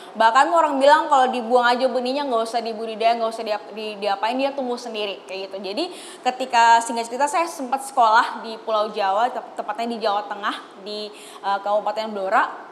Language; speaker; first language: Indonesian; native; Indonesian